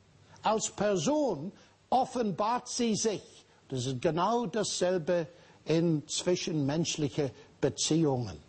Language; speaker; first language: German; non-native, fluent; English